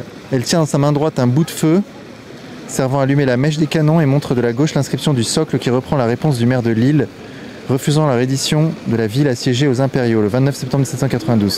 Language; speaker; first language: French; native; French